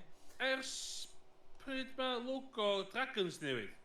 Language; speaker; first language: Welsh; native; Welsh